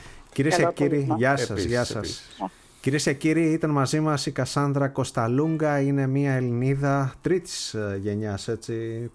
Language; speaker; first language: Greek; native; Greek